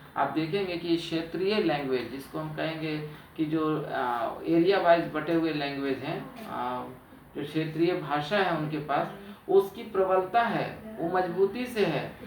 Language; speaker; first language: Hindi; native; Hindi